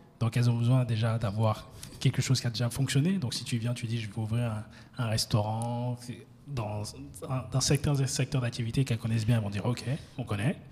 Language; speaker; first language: French; native; French